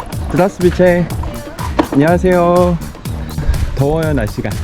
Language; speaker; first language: Korean; native; Korean